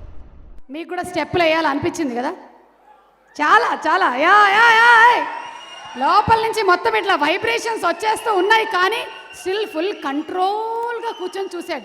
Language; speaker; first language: Telugu; native; Telugu